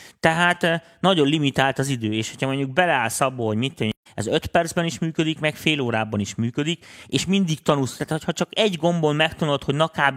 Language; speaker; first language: Hungarian; native; Hungarian